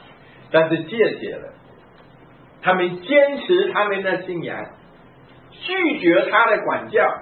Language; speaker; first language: Chinese; native; Chinese